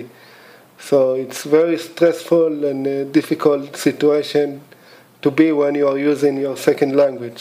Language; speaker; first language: English; non-native, fluent; Hebrew